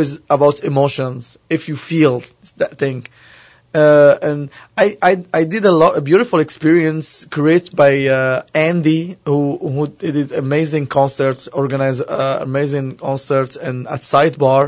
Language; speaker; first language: English; non-native, learner; Arabic